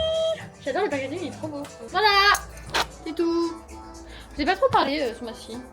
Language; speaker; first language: French; native; French